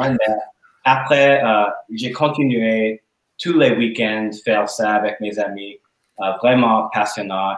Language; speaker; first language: French; non-native, learner; English